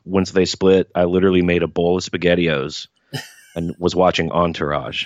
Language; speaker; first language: English; native; English